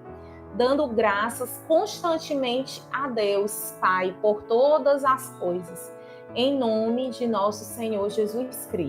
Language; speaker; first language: Portuguese; native; Portuguese